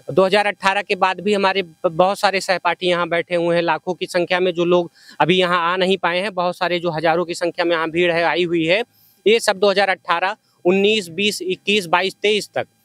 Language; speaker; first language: Hindi; native; Hindi